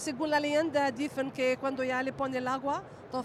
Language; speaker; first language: Spanish; non-native, fluent; Arabic